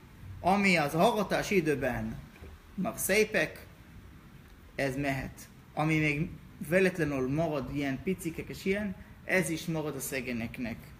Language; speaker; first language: Hungarian; non-native, learner; Hebrew